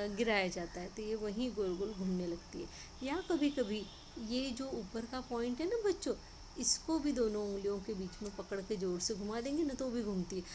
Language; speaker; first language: Hindi; non-native, local second language; Marathi